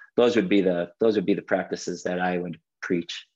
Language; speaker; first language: English; native; English